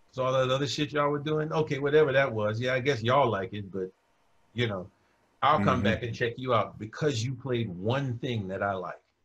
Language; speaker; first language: English; native; English